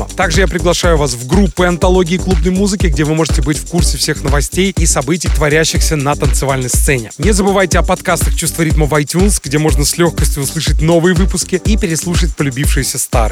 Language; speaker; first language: Russian; native; Russian